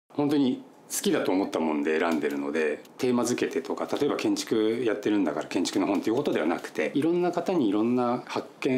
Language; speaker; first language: Japanese; native; Japanese